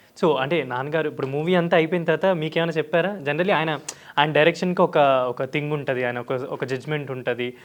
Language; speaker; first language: Telugu; native; Telugu